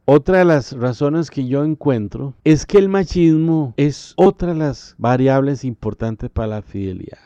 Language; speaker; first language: Spanish; native; Spanish